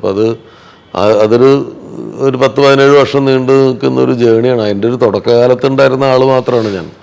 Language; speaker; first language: Malayalam; native; Malayalam